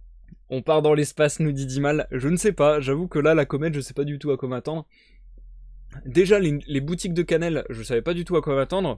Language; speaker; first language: French; native; French